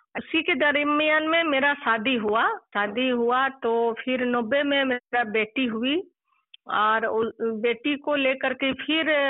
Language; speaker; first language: Hindi; non-native, local second language; Santali